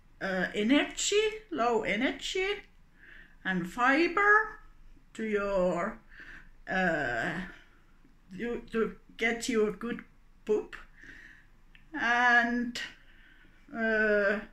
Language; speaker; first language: English; non-native, learner; Finnish